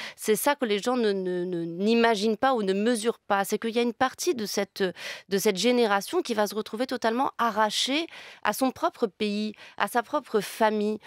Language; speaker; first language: French; native; French